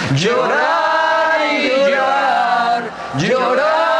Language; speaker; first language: Spanish; native; Spanish